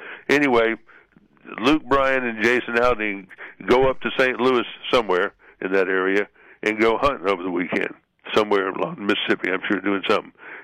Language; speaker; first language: English; native; English